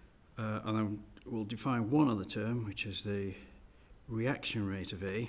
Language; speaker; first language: English; native; English